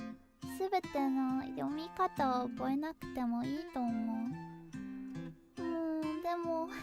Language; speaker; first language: Japanese; non-native, learner; English